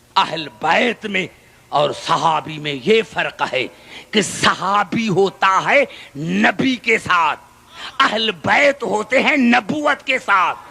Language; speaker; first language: Urdu; non-native, local second language; Punjabi